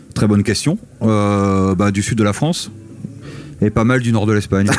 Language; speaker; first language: French; native; French